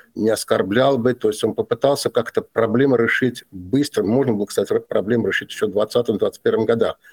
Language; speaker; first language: Russian; non-native, local second language; Azerbaijani